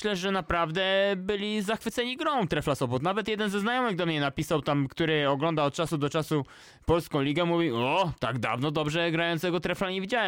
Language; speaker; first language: Polish; native; Polish